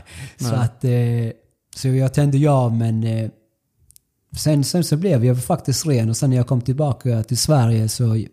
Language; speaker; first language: Swedish; early bilingual, other home language; Spanish